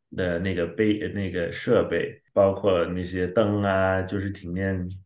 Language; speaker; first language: Chinese; non-native, fluent; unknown